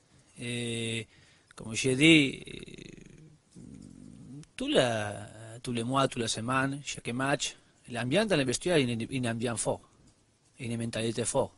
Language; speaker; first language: French; non-native, learner; Spanish